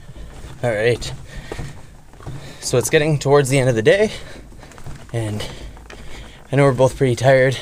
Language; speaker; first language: English; native; English